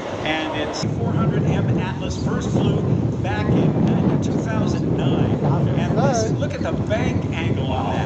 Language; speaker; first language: English; native; English